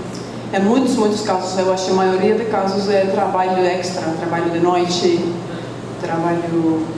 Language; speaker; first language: Portuguese; non-native, fluent; Estonian